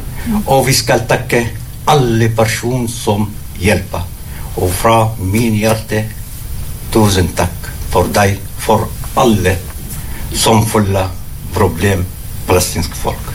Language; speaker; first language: Norwegian; non-native, learner; Arabic